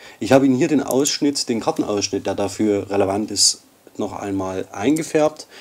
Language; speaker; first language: German; native; German